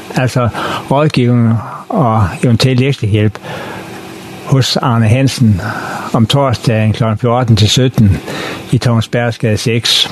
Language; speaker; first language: Danish; native; Danish